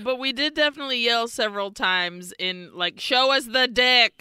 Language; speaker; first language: English; early bilingual, other home language; Spanish